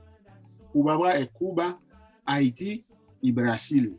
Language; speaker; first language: Spanish; non-native, fluent; Haitian Creole